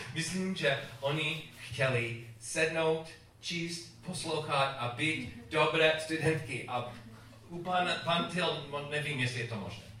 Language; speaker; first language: Czech; non-native, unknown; English